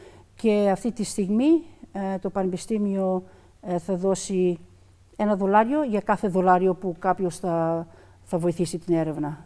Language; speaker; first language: Greek; early bilingual, other home language; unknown